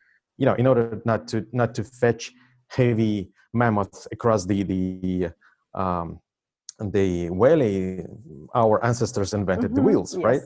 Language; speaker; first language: English; non-native, fluent; Russian